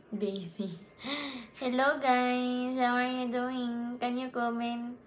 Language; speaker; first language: English; non-native, local second language; Cebuano